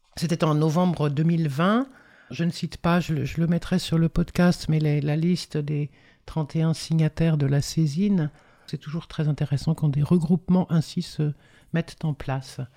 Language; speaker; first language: French; native; French